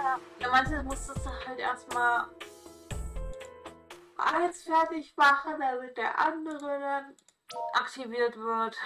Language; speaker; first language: German; native; German